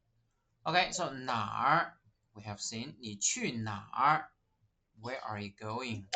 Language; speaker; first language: English; non-native, fluent; Chinese